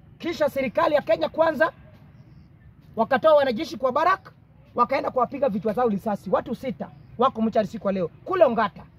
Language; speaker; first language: Swahili; non-native, local second language; Luo (Kenya and Tanzania)